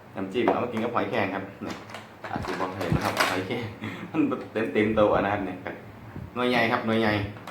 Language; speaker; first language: Thai; native; Thai